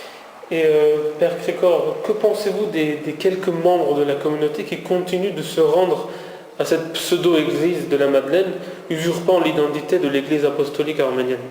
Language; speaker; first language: French; native; French